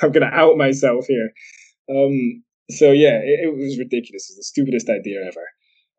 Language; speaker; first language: English; native; English